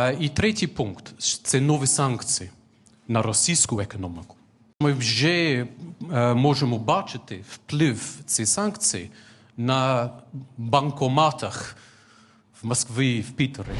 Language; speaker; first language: Ukrainian; non-native, fluent; English